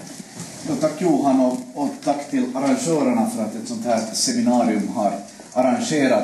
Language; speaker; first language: Swedish; native; Swedish